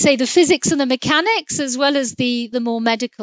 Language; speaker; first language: English; native; English